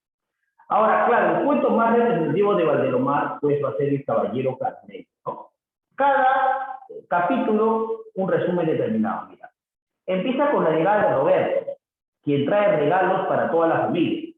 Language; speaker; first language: Spanish; native; Spanish